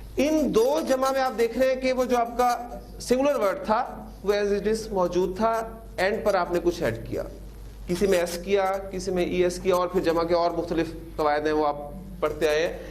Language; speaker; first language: Urdu; native; Urdu